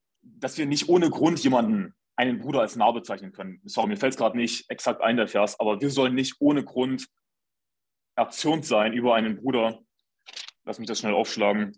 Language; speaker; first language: German; native; German